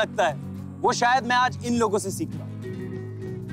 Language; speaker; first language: Hindi; native; Hindi